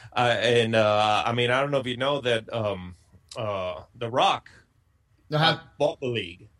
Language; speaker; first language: English; non-native, fluent; Spanish